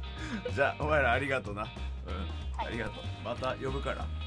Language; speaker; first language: Japanese; native; Japanese